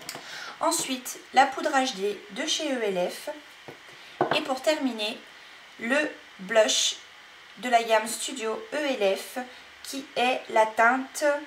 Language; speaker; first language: French; native; French